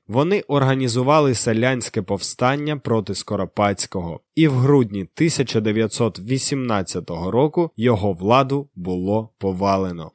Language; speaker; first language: Ukrainian; native; Ukrainian